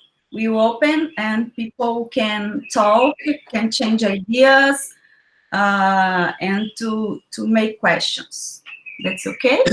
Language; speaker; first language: English; non-native, learner; Portuguese